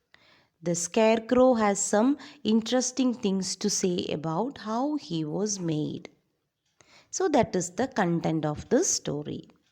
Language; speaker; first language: English; non-native, local second language; Malayalam